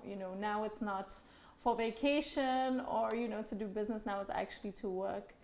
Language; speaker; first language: English; non-native, fluent; Dutch